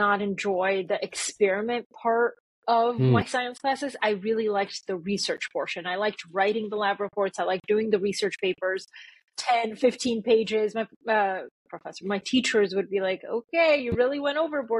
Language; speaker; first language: English; early bilingual, other home language; Bulgarian